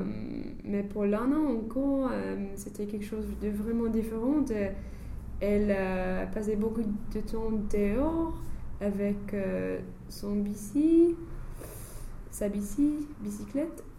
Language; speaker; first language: French; non-native, fluent; English